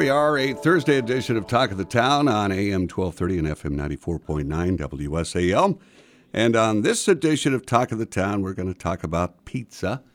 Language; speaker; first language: English; native; English